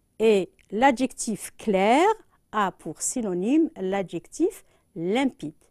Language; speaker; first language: French; non-native, local second language; Arabic